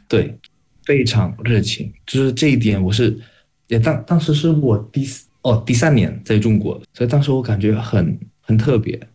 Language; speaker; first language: Chinese; non-native, fluent; Indonesian